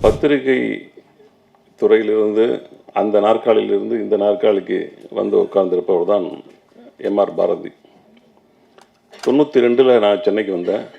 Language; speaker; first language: Tamil; native; Tamil